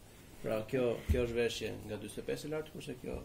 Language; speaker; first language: Albanian; native; Albanian